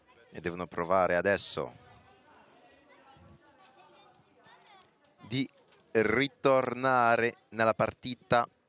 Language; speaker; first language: Italian; non-native, fluent; French